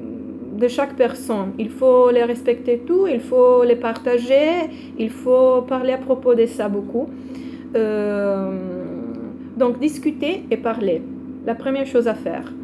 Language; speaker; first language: French; non-native, fluent; Italian